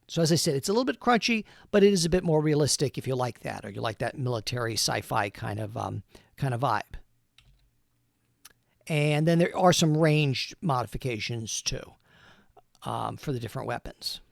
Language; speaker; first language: English; native; English